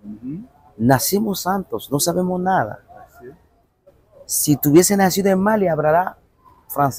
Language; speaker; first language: Spanish; non-native, fluent; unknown